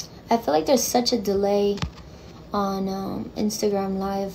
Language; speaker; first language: English; early bilingual, other home language; Spanish